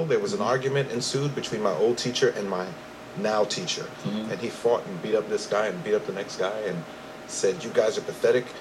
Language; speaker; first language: English; native; English